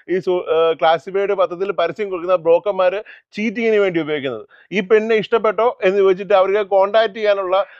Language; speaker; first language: Malayalam; native; Malayalam